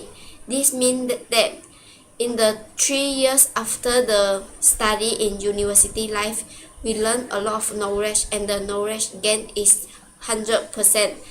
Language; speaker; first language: English; non-native, local second language; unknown